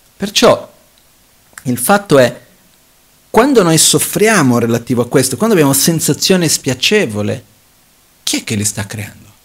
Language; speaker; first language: Italian; non-native, fluent; Portuguese